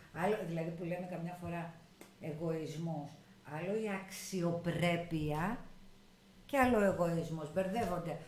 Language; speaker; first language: Greek; native; Greek